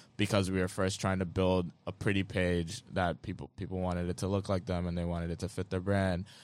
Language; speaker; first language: English; non-native, local second language; Yoruba